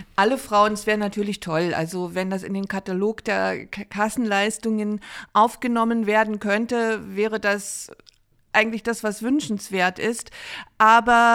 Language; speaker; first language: German; native; German